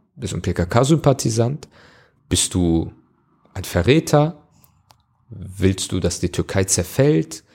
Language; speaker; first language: German; early bilingual, other home language; Turkish